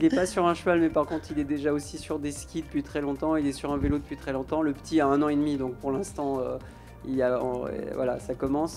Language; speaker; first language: French; native; French